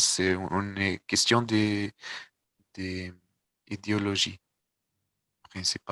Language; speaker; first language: French; non-native, learner; Portuguese